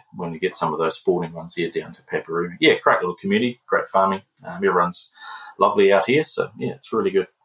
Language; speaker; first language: English; native; English